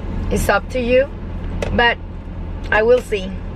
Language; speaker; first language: English; non-native, learner; Spanish